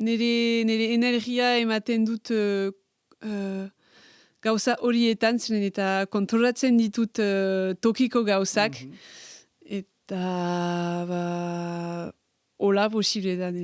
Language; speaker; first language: Basque; non-native, local second language; French